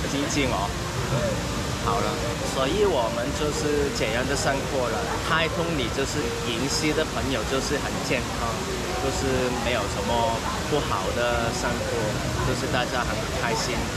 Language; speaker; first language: Chinese; non-native, local second language; Cantonese